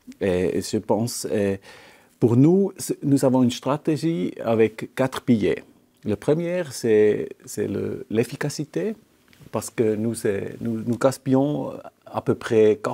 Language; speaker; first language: French; non-native, local second language; German